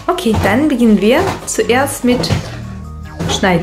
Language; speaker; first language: German; non-native, fluent; Russian